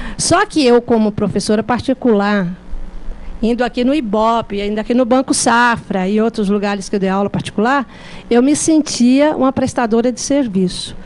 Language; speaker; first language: Portuguese; native; Portuguese